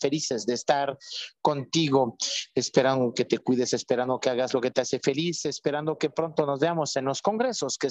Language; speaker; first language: Spanish; native; Spanish